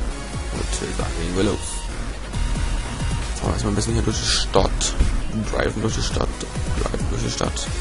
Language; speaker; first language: German; native; German